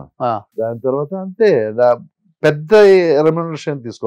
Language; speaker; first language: Telugu; non-native, local second language; Malayalam